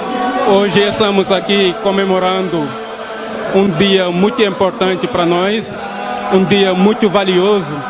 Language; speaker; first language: Portuguese; non-native, fluent; Wolof